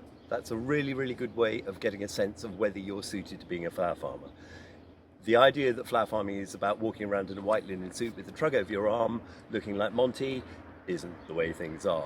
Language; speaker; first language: English; native; English